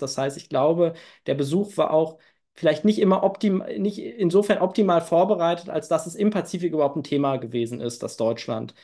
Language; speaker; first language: German; native; German